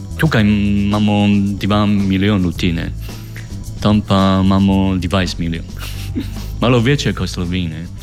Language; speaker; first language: Slovenian; non-native, learner; Chinese